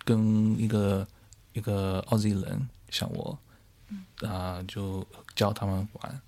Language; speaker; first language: Chinese; early bilingual, heritage; Chinese